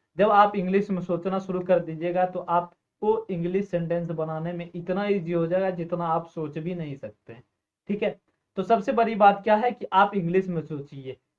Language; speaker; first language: Hindi; native; Hindi